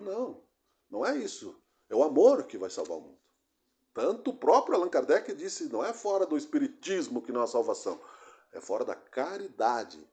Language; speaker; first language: Portuguese; native; Portuguese